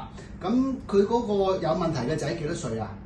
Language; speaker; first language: Cantonese; native; Cantonese